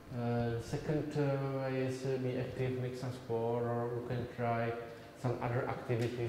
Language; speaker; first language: English; non-native, learner; Czech